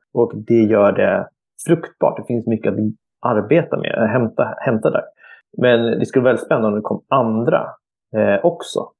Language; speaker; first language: Swedish; native; Swedish